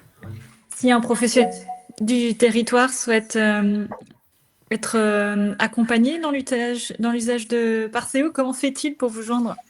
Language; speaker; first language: French; native; French